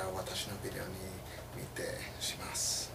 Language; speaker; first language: Japanese; non-native, learner; English